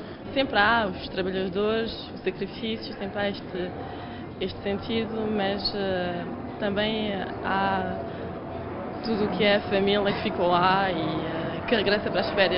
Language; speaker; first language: Portuguese; early bilingual, heritage; Portuguese